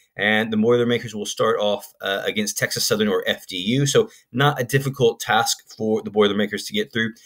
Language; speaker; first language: English; native; English